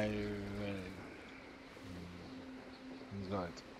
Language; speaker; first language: English; non-native, learner; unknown